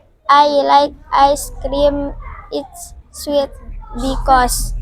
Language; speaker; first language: English; non-native, learner; Indonesian